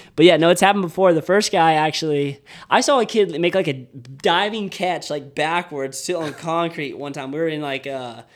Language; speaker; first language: English; native; English